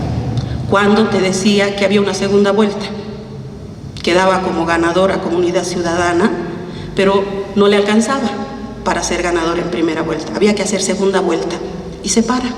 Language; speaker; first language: Spanish; native; Spanish